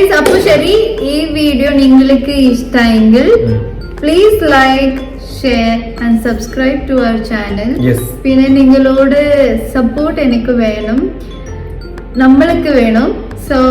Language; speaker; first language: Malayalam; non-native, fluent; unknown